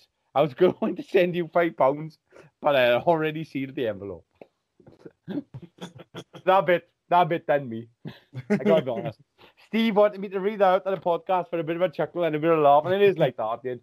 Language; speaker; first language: English; native; English